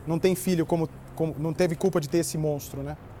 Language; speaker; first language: Portuguese; native; Portuguese